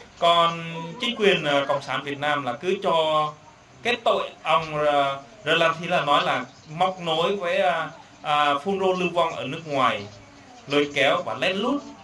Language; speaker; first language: Vietnamese; non-native, local second language; Jarai